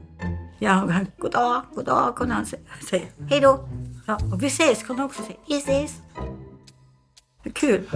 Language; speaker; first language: Swedish; non-native, fluent; German